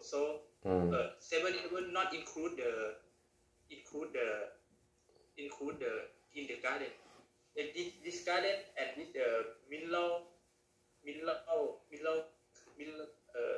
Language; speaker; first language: English; non-native, learner; Thai